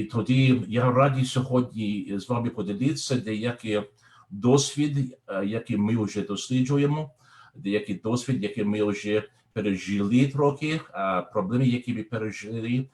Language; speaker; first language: Ukrainian; non-native, learner; English